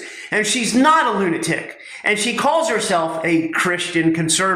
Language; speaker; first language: English; native; English